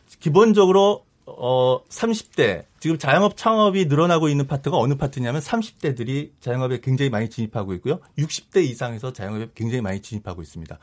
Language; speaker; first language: Korean; native; Korean